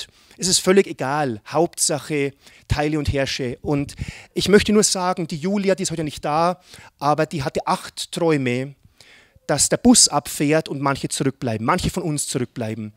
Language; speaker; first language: German; native; German